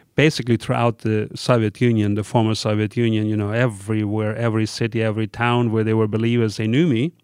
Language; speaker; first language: English; non-native, fluent; Russian